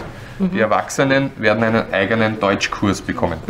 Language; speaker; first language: German; native; German